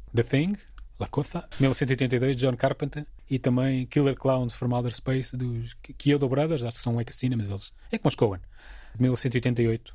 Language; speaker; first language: Portuguese; native; Portuguese